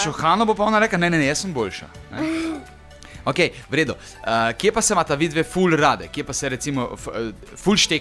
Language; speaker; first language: Slovenian; native; Slovenian